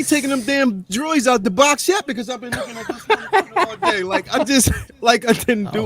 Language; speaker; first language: English; native; English